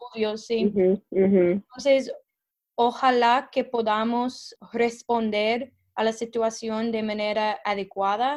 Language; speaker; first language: Spanish; non-native, fluent; English